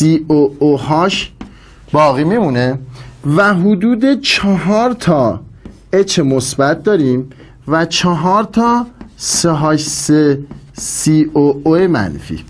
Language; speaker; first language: Persian; native; Persian